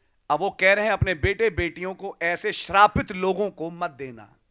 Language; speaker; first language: Hindi; native; Hindi